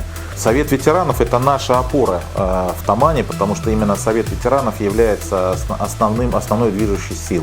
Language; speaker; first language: Russian; native; Russian